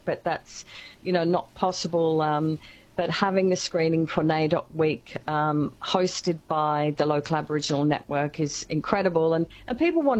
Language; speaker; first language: English; native; English